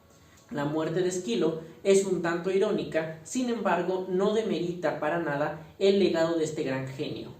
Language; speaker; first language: Spanish; native; Spanish